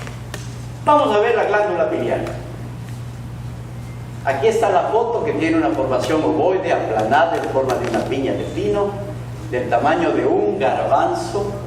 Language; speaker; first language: Spanish; native; Spanish